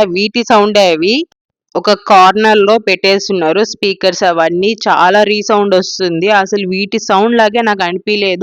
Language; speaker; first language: Telugu; non-native, local second language; Tamil